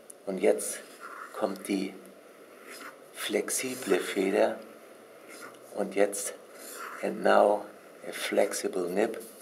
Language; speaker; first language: English; non-native, fluent; German